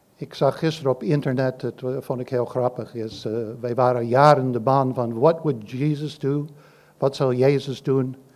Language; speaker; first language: Dutch; non-native, fluent; English